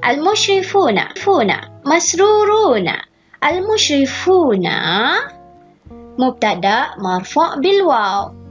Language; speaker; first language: Arabic; non-native, fluent; Malay